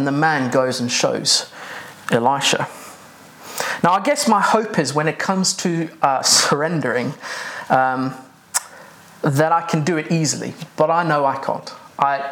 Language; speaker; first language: English; native; English